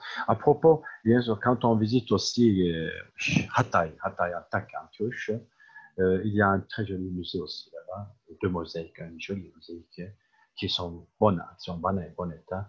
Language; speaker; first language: French; non-native, fluent; Turkish